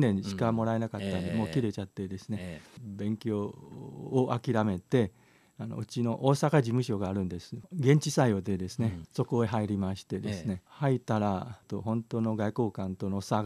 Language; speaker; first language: Japanese; non-native, fluent; Chinese